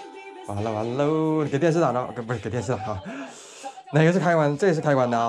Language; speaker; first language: Chinese; native; Chinese